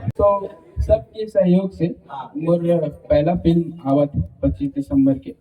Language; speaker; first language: Hindi; native; Hindi